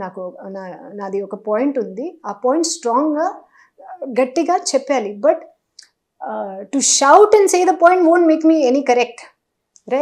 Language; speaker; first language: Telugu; non-native, local second language; Hindi